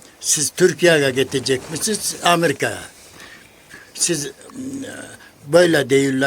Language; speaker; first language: Turkish; non-native, learner; Kyrgyz